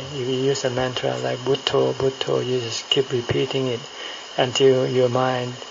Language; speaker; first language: English; non-native, fluent; Thai